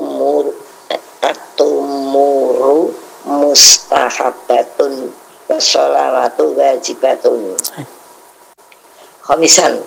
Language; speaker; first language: Arabic; non-native, learner; Indonesian